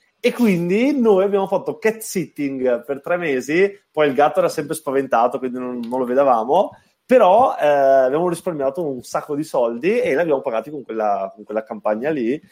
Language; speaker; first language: Italian; native; Italian